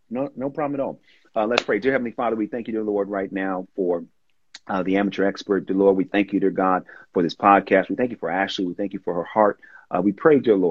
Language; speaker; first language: English; native; English